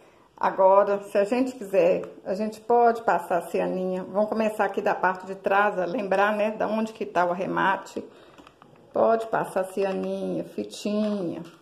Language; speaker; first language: Portuguese; native; Portuguese